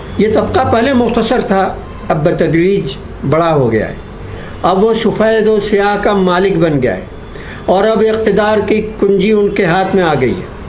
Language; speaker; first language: Urdu; native; Urdu